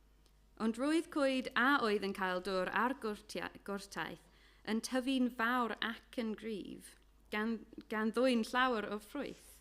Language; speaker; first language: Welsh; non-native, fluent; English